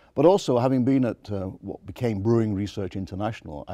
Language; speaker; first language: English; native; English